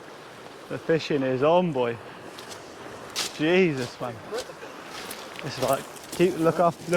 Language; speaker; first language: English; native; English